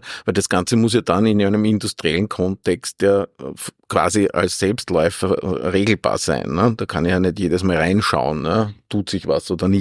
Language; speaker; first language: German; native; German